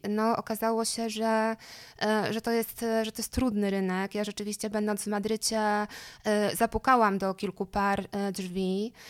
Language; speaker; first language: Polish; native; Polish